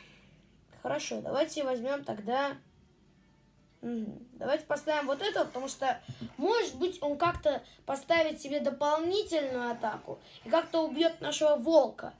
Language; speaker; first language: Russian; native; Russian